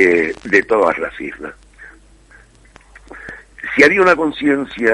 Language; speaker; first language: Spanish; native; Spanish